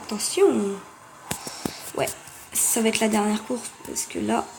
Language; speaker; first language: French; native; French